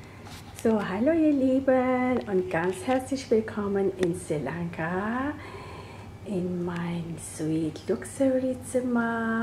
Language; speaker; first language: German; non-native, fluent; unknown